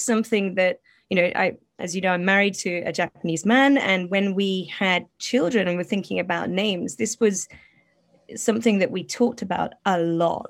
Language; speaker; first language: English; native; English